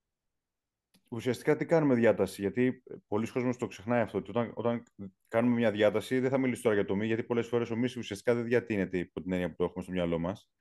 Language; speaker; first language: Greek; native; Greek